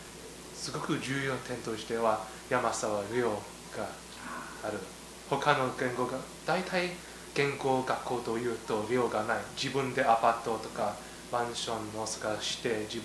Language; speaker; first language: Japanese; non-native, learner; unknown